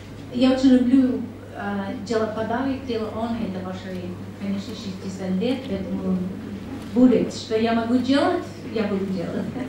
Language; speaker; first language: Russian; non-native, learner; English